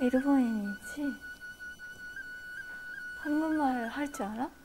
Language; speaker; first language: Korean; non-native, learner; Japanese